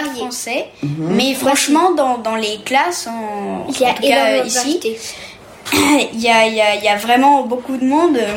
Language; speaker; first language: French; early bilingual, heritage; French